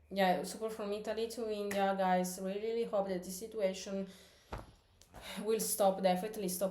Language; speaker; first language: English; non-native, learner; Italian